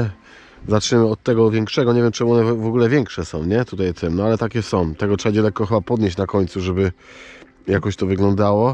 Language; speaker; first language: Polish; native; Polish